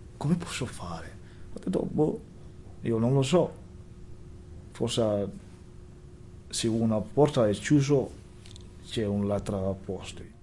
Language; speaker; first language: Italian; non-native, learner; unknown